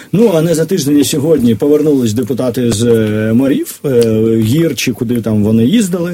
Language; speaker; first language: Ukrainian; native; Ukrainian